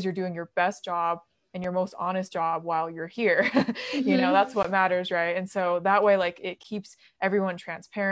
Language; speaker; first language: English; native; English